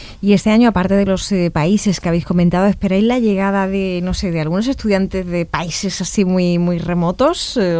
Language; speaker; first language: Spanish; native; Spanish